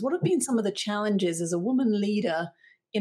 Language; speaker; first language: English; native; English